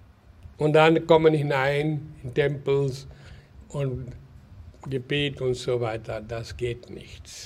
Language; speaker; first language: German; non-native, learner; Hindi